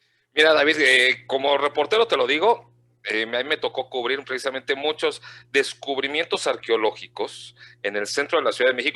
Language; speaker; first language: Spanish; native; Spanish